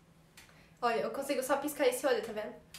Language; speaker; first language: Portuguese; native; Portuguese